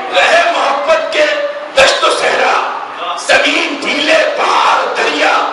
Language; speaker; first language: Urdu; native; Urdu